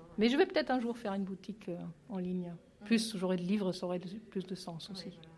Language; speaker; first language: French; non-native, fluent; German